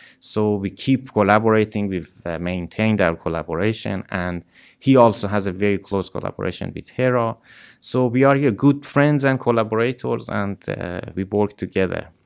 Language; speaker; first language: English; non-native, fluent; Persian